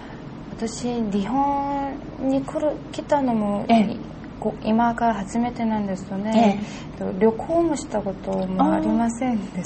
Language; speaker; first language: Japanese; non-native, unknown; Korean